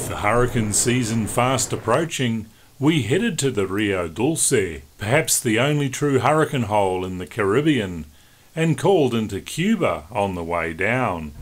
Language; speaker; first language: English; native; English